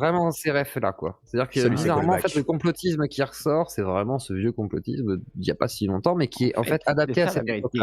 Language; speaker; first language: French; native; French